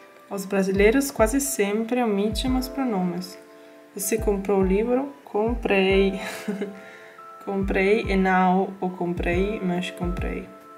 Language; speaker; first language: Portuguese; non-native, learner; Italian